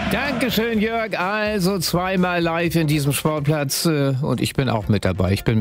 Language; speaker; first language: German; native; German